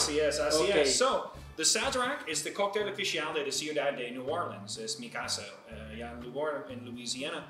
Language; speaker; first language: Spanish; non-native, learner; English